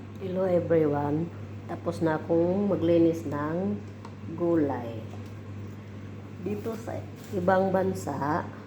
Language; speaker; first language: Filipino; non-native, local second language; Northern Hindko